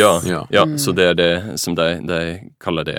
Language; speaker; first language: Norwegian; non-native, fluent; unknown